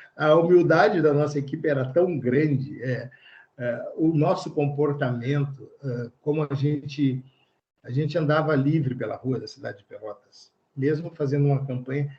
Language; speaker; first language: Portuguese; native; Portuguese